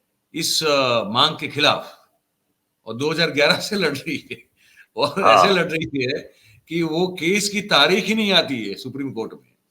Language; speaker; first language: Hindi; non-native, local second language; Gujarati